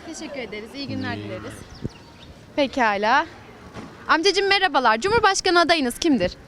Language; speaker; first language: Turkish; native; Turkish